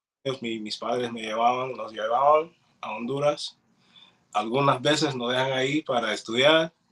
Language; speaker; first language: Spanish; early bilingual, heritage; English